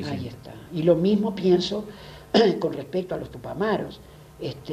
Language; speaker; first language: Spanish; native; Spanish